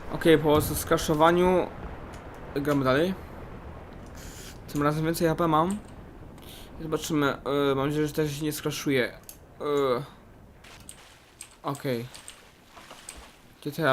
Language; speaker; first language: Polish; native; Polish